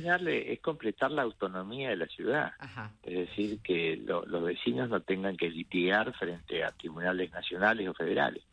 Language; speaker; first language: Spanish; native; Spanish